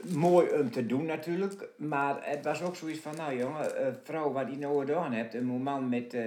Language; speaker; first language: Dutch; native; Dutch